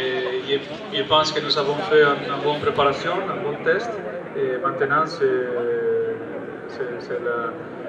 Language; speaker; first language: French; non-native, fluent; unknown